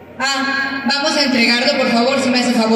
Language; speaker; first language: Spanish; native; Spanish